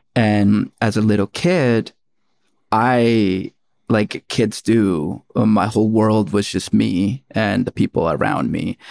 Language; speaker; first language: English; early bilingual, other home language; Spanish